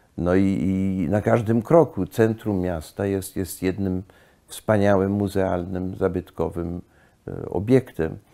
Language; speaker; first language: Polish; early bilingual, heritage; Polish